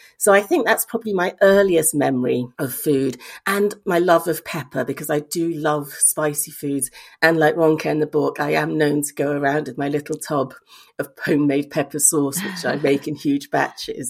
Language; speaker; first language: English; native; English